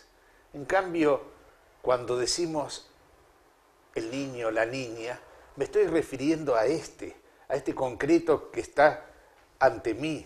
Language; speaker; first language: Spanish; native; Spanish